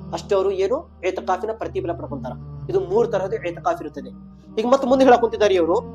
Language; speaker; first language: Kannada; non-native, local second language; Urdu